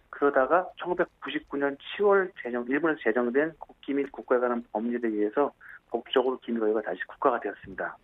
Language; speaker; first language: Korean; native; Korean